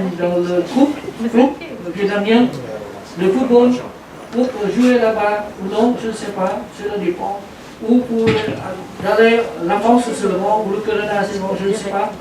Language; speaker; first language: French; non-native, learner; Vietnamese